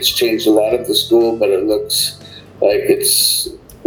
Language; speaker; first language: English; native; English